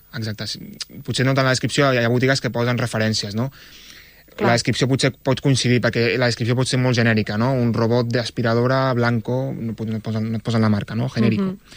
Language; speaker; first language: Catalan; early bilingual, other home language; Arabic